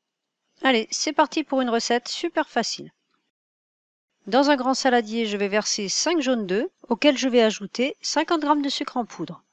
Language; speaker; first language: French; native; French